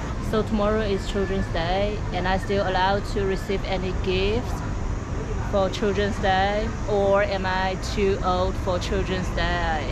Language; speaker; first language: English; non-native, fluent; Chinese